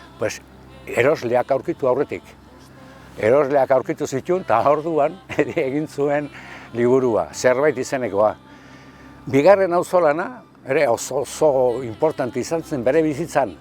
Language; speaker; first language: Basque; native; Basque